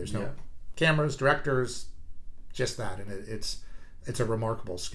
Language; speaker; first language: English; native; English